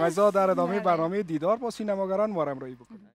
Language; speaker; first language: Persian; native; Persian